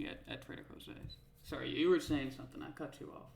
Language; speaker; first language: English; native; English